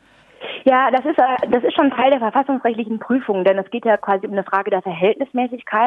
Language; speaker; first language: German; native; German